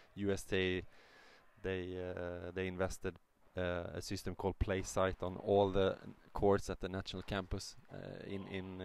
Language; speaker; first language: English; non-native, fluent; Swedish